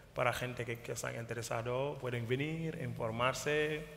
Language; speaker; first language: Spanish; non-native, fluent; Wolof